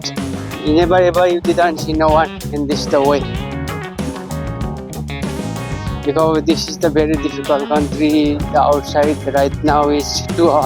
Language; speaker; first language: English; non-native, learner; Nepali